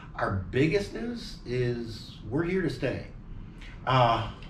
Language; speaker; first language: English; native; English